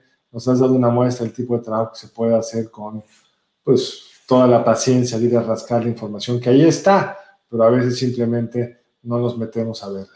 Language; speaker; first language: Spanish; native; Spanish